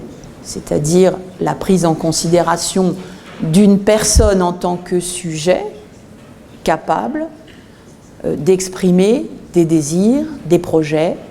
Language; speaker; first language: French; native; French